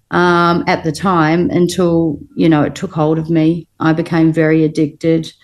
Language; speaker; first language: English; native; English